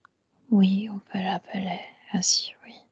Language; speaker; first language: French; non-native, fluent; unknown